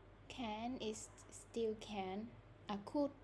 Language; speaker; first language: English; non-native, learner; Vietnamese